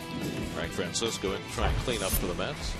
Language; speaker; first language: English; native; English